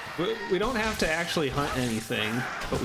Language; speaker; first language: English; native; English